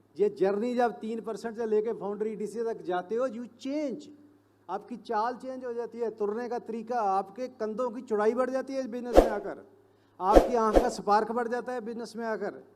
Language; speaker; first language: Hindi; non-native, local second language; Punjabi